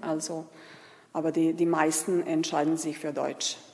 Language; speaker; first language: German; non-native, fluent; Serbian